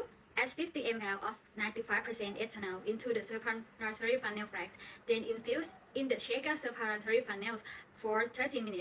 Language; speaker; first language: English; non-native, learner; Thai